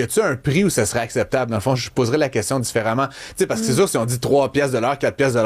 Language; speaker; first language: French; native; French